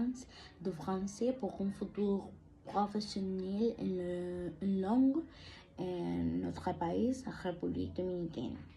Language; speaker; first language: French; non-native, learner; Spanish